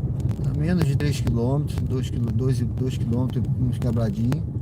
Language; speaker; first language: Portuguese; native; Portuguese